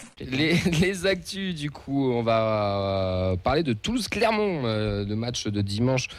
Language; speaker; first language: French; native; French